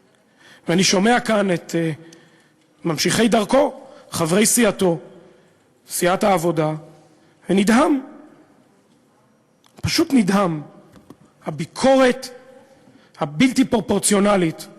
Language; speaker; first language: Hebrew; native; Hebrew